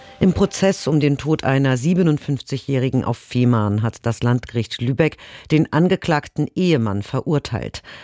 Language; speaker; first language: German; native; German